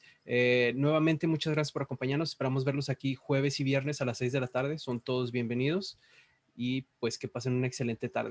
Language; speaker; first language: Spanish; native; Spanish